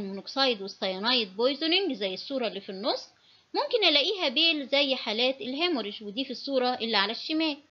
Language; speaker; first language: Arabic; native; Arabic